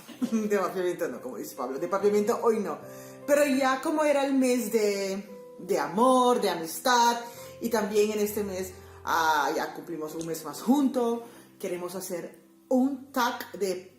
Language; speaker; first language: Spanish; non-native, fluent; Papiamento